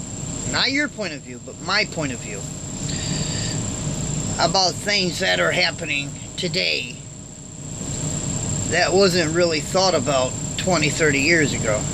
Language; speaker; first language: English; native; English